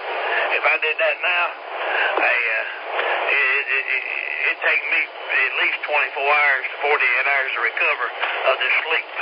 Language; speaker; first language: English; native; English